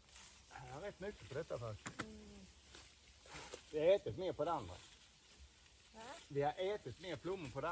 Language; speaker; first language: Swedish; native; Swedish